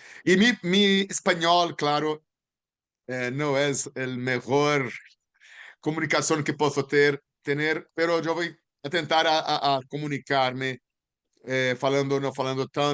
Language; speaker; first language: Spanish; non-native, learner; Portuguese